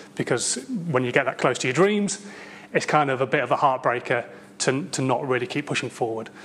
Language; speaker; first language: English; native; English